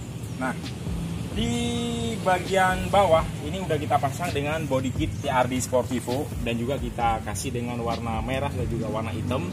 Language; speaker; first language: Indonesian; native; Indonesian